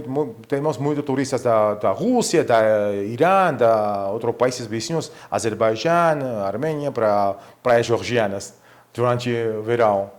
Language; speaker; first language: Portuguese; non-native, fluent; Georgian